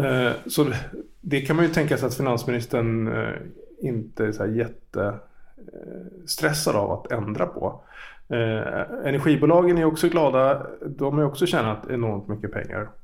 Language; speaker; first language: Swedish; native; Swedish